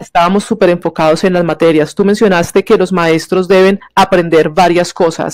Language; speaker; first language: Spanish; native; Spanish